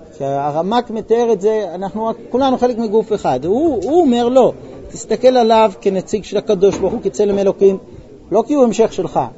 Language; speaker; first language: Hebrew; non-native, fluent; English